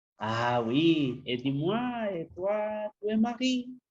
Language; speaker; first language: French; non-native, learner; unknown